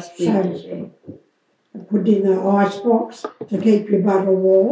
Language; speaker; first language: English; native; English